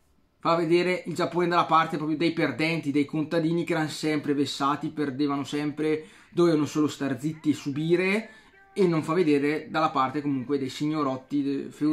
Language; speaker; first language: Italian; native; Italian